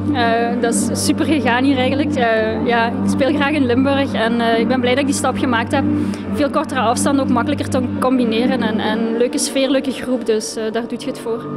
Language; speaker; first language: Dutch; native; Dutch